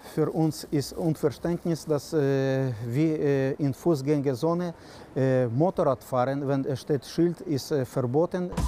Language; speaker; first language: German; non-native, learner; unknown